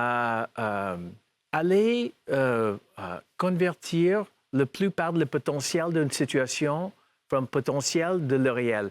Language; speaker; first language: French; non-native, fluent; English